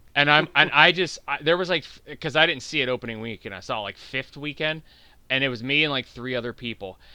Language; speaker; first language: English; native; English